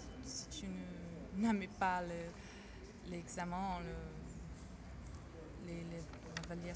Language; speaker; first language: French; non-native, learner; Portuguese